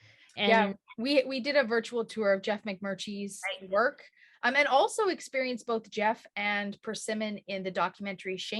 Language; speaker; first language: English; native; English